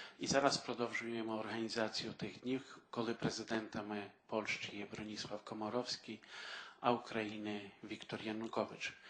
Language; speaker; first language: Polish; non-native, local second language; Ukrainian